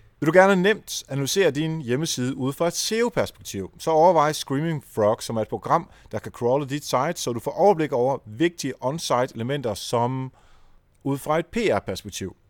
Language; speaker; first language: Danish; native; Danish